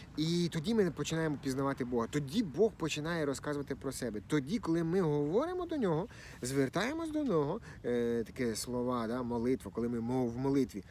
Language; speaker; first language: Ukrainian; non-native, local second language; Russian